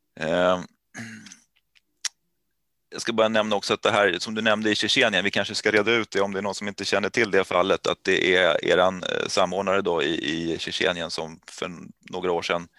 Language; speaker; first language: Swedish; native; Swedish